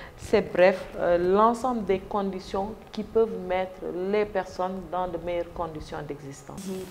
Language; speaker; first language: French; non-native, local second language; Wolof